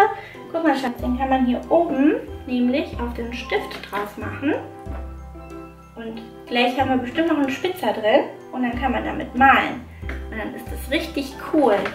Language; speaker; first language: German; native; German